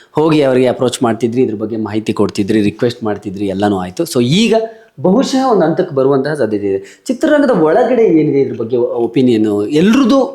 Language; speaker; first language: Kannada; native; Kannada